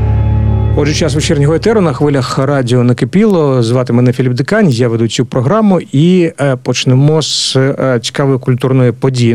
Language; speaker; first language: Ukrainian; native; Ukrainian